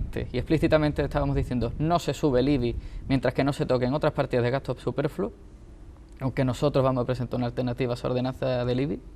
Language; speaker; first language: Spanish; native; Spanish